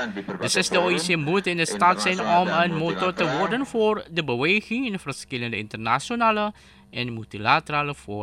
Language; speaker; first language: Dutch; non-native, fluent; Indonesian